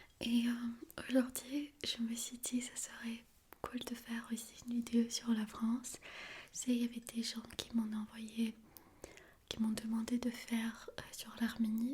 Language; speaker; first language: French; non-native, fluent; Armenian